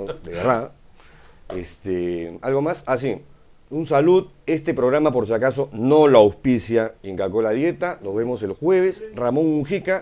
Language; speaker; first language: Spanish; native; Spanish